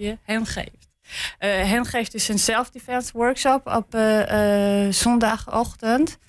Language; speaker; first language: Dutch; non-native, learner; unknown